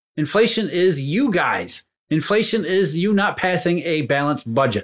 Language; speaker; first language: English; native; English